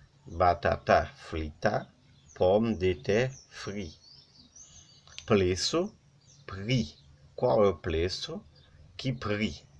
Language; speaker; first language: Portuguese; non-native, learner; Haitian Creole